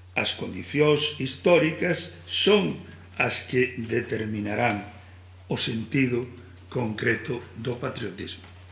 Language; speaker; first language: Galician; native; Galician